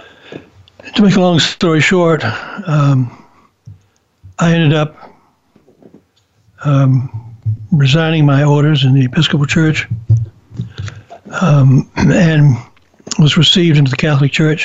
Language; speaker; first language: English; native; English